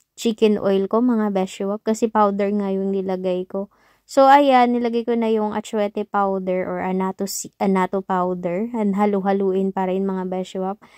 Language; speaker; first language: Filipino; native; Filipino